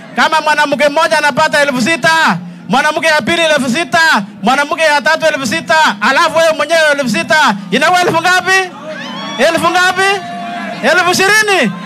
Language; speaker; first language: Swahili; non-native, local second language; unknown